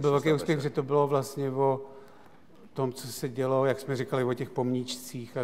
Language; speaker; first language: Czech; native; Czech